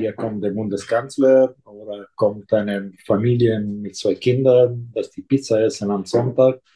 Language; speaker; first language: German; non-native, fluent; Italian